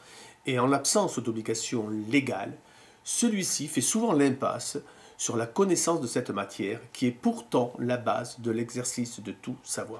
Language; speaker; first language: French; native; French